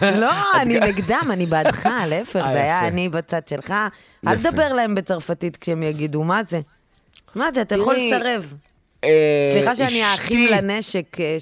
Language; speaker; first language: Hebrew; native; Hebrew